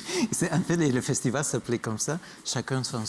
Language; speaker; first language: French; non-native, fluent; Spanish